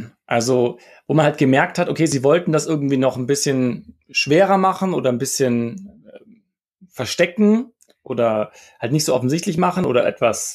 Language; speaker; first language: German; native; German